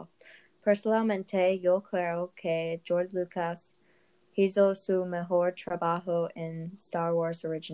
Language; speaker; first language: Spanish; non-native, learner; English